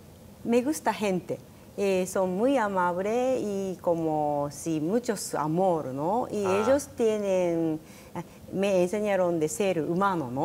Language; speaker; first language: Spanish; non-native, learner; Japanese